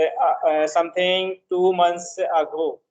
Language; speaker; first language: English; non-native, learner; Hindi